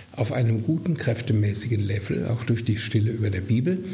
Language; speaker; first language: German; native; German